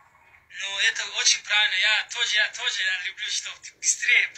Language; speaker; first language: Russian; non-native, learner; Uzbek